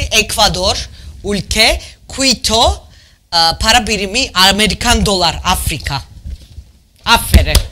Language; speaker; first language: Turkish; non-native, fluent; Georgian